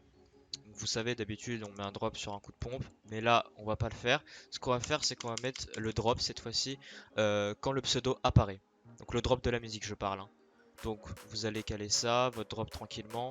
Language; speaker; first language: French; native; French